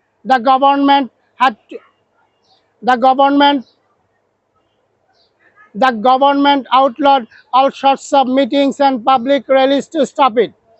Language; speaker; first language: English; non-native, local second language; Bangla